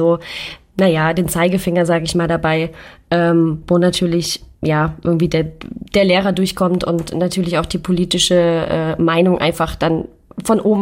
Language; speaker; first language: German; native; German